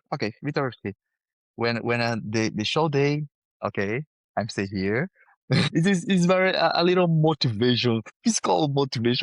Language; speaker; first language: English; non-native, learner; Portuguese